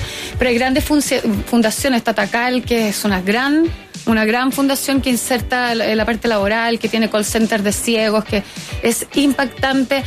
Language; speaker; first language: Spanish; native; Spanish